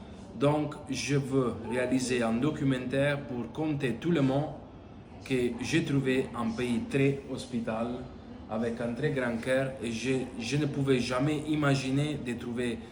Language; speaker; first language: French; non-native, learner; Italian